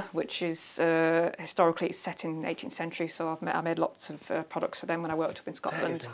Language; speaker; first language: English; native; English